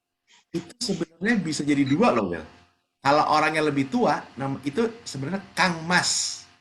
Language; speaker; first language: Indonesian; native; Indonesian